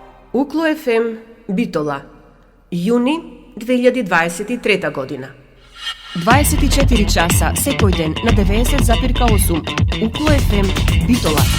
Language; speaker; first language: Macedonian; native; Macedonian